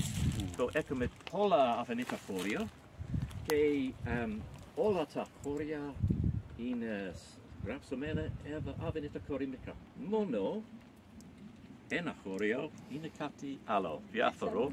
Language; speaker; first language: Greek; non-native, learner; English